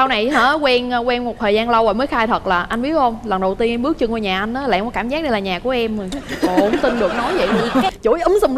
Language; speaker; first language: Vietnamese; native; Vietnamese